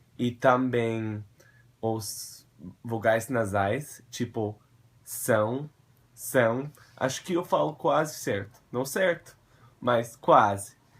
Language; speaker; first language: Portuguese; non-native, fluent; English